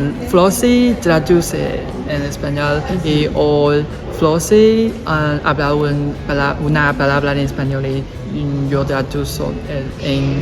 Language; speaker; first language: Spanish; non-native, learner; Chinese